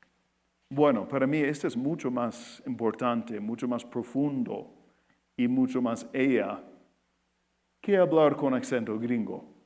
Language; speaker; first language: Spanish; non-native, fluent; English